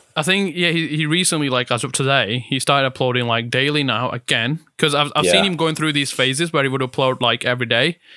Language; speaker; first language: English; non-native, fluent; Italian